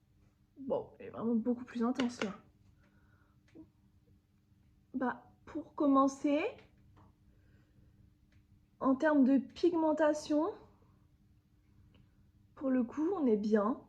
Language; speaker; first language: French; native; French